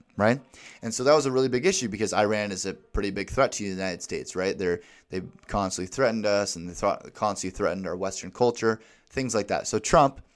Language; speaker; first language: English; native; English